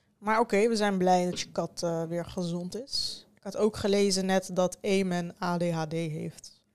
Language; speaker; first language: Dutch; early bilingual, other home language; Turkish